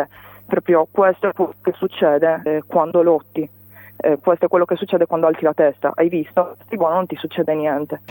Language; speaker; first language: Italian; native; Italian